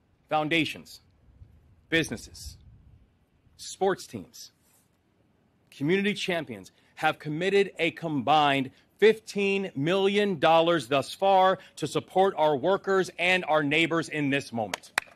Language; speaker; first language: English; native; English